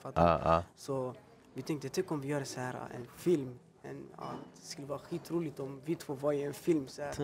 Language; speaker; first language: Swedish; early bilingual, other home language; Albanian